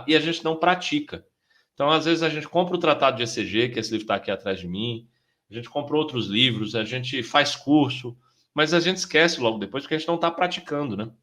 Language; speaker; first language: Portuguese; native; Portuguese